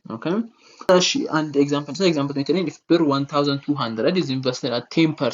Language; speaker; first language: English; non-native, local second language; Amharic